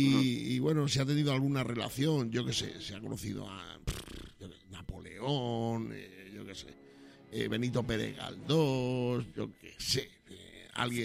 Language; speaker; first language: Spanish; native; Spanish